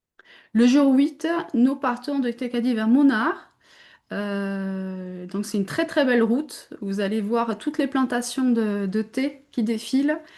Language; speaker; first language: French; native; French